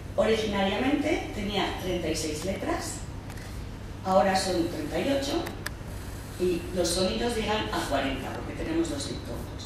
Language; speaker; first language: Spanish; early bilingual, heritage; Spanish